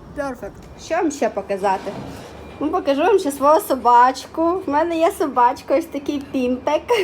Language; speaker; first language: Ukrainian; non-native, local second language; Russian